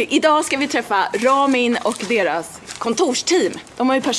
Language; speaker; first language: Swedish; native; Swedish